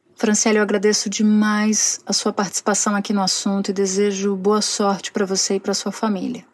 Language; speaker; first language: Portuguese; native; Portuguese